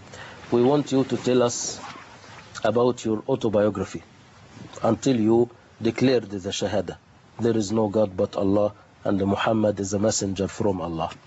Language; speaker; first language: English; non-native, fluent; Arabic